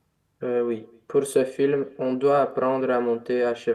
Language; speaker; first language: French; non-native, learner; Romanian